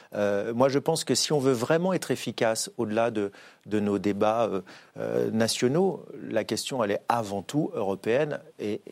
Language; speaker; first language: French; native; French